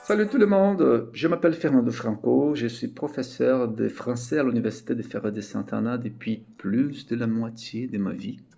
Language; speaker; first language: French; non-native, fluent; Portuguese